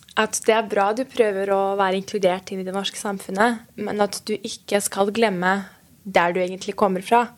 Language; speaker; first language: Norwegian; non-native, fluent; Serbian